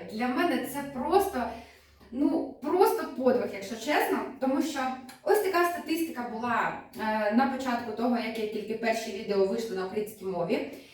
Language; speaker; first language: Ukrainian; non-native, local second language; Russian